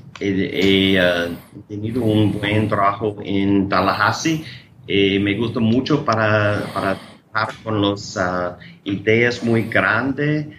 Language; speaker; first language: Spanish; non-native, learner; English